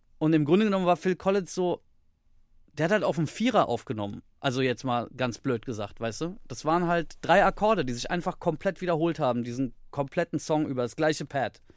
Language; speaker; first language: German; early bilingual, heritage; Greek